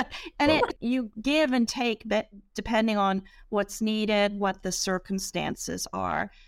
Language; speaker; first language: English; native; English